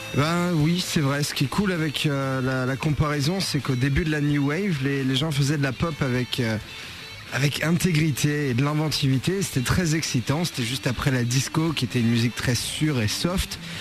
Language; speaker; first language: French; native; French